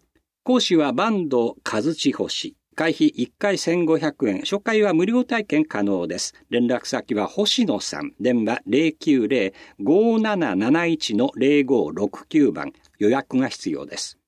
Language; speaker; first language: Japanese; native; Japanese